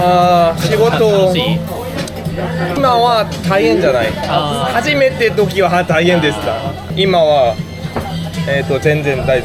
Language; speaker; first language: Japanese; non-native, learner; Korean